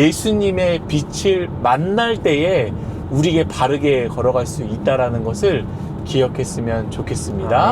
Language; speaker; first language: Korean; native; Korean